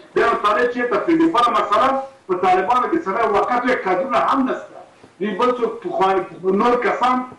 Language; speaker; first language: Pashto; native; Pashto